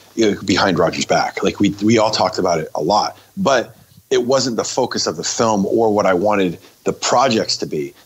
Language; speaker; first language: English; native; English